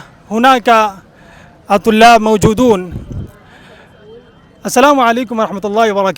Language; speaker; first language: Arabic; non-native, fluent; Urdu